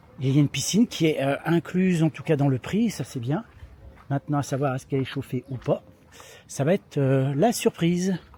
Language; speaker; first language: French; native; French